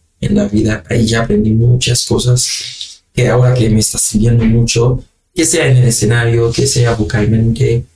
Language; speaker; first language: Spanish; non-native, fluent; Haitian Creole